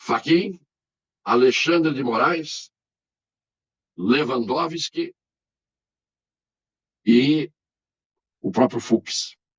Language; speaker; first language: Portuguese; native; Portuguese